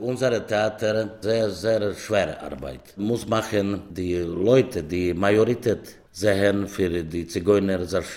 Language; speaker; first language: German; non-native, learner; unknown